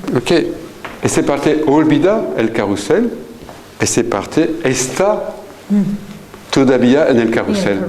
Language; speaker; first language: Spanish; non-native, fluent; French